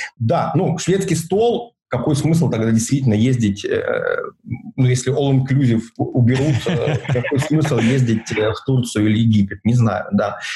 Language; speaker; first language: Russian; native; Russian